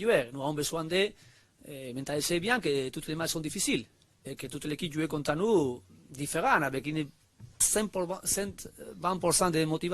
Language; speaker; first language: French; non-native, learner; Spanish